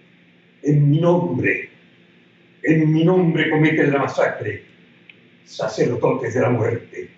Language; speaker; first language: Spanish; native; Spanish